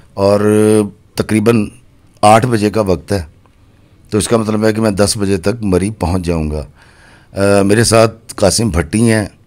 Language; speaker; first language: Urdu; non-native, local second language; Punjabi